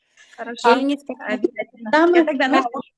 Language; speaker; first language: Russian; non-native, local second language; Kyrgyz